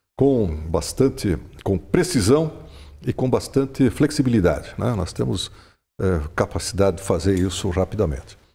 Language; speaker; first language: Portuguese; non-native, local second language; German